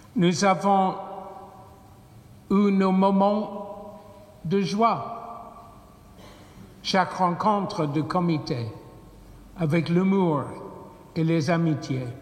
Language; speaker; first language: French; non-native, fluent; English